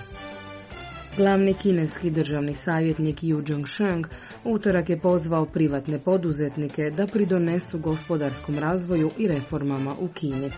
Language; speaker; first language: Croatian; native; Croatian